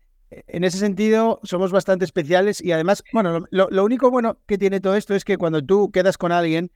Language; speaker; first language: Spanish; native; Spanish